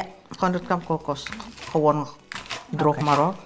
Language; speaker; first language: Dutch; non-native, learner; Indonesian